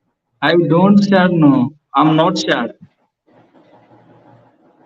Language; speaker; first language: English; non-native, local second language; Odia